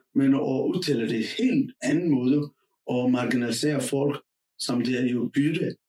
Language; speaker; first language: Danish; non-native, fluent; Somali